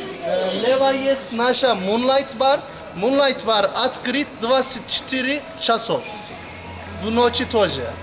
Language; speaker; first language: Russian; non-native, learner; Turkish